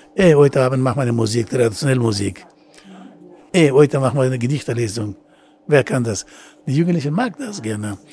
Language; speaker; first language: German; non-native, learner; Persian